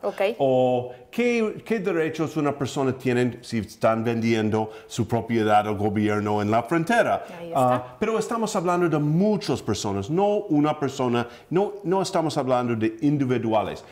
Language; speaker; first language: Spanish; early bilingual, heritage; English